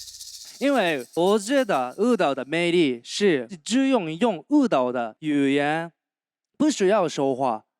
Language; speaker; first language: Chinese; non-native, learner; Japanese